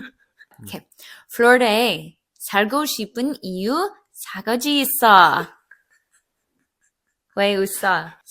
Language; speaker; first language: Korean; non-native, learner; English